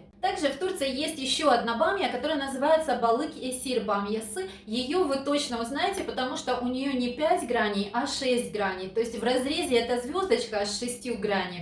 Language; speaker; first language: Russian; native; Russian